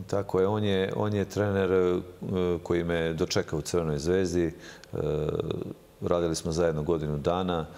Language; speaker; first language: Serbian; native; Serbian